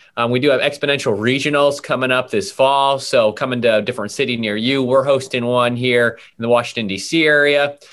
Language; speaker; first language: English; native; English